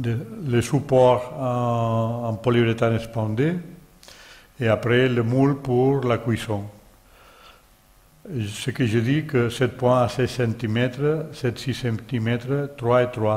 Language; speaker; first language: French; non-native, learner; Catalan